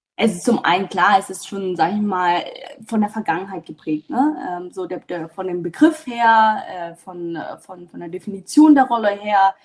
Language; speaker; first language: German; early bilingual, other home language; Vietnamese